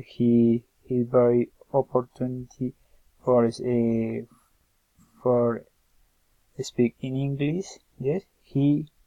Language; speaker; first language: English; non-native, learner; Spanish